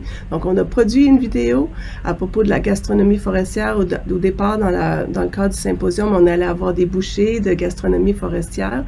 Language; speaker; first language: French; native; French